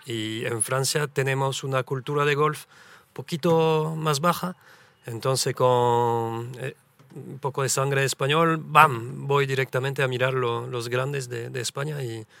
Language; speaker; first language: Spanish; early bilingual, heritage; French